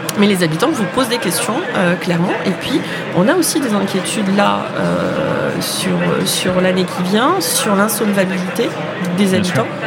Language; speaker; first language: French; native; French